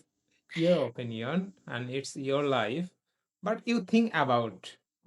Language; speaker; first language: English; non-native, learner; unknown